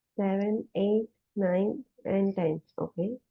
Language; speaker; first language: English; non-native, local second language; Gujarati